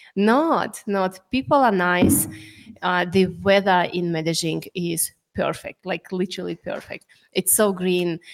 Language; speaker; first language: English; non-native, fluent; Russian